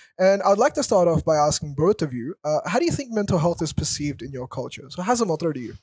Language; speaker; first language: English; early bilingual, other home language; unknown